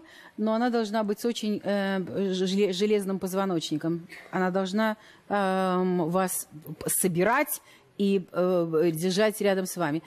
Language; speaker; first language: Russian; native; Russian